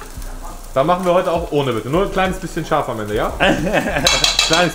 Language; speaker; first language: German; native; German